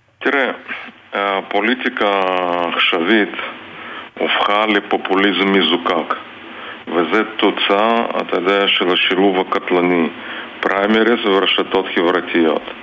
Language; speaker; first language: Hebrew; non-native, fluent; Russian